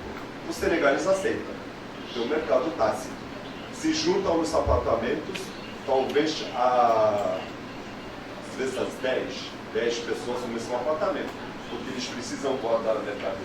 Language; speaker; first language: Portuguese; non-native, fluent; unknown